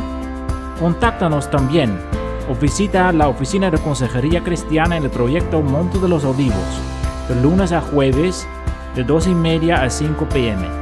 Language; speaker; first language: Spanish; native; Spanish